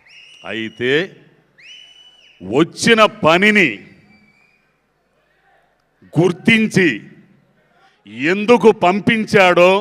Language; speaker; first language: Telugu; native; Telugu